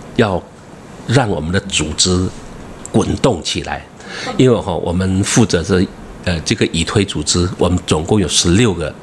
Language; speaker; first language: Chinese; non-native, local second language; Amis